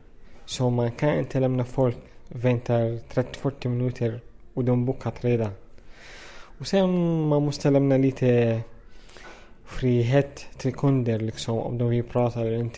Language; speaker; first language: Swedish; non-native, fluent; Arabic